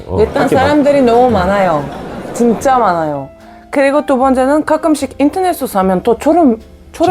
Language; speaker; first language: Korean; non-native, fluent; Bulgarian